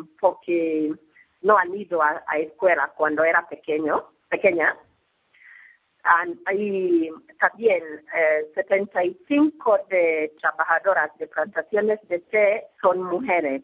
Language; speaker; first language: Spanish; non-native, learner; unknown